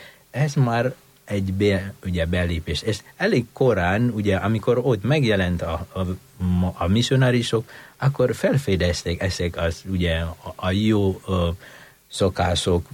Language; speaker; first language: Hungarian; non-native, fluent; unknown